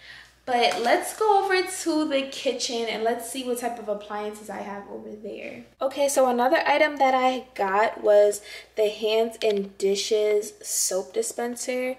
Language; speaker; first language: English; native; English